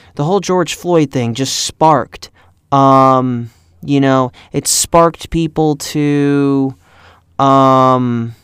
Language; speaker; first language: English; early bilingual, other home language; Spanish